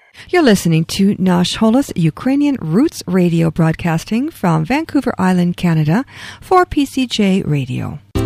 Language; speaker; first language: English; native; English